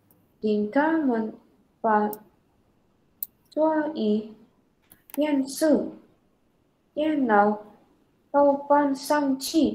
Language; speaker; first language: Chinese; non-native, learner; Indonesian